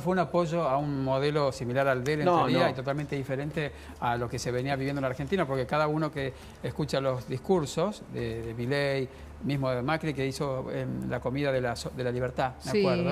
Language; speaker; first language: Spanish; native; Spanish